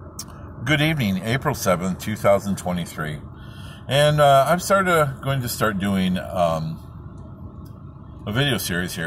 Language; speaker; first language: English; native; English